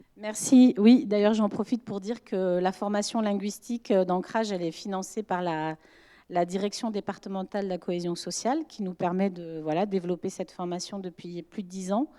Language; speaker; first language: French; native; French